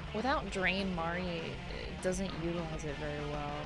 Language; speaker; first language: English; native; English